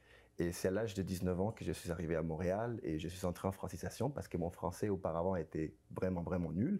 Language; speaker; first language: French; non-native, fluent; Spanish